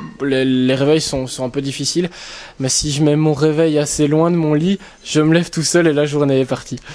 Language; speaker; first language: French; native; French